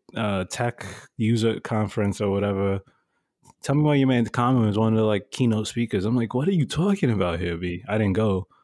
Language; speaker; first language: English; early bilingual, other home language; Spanish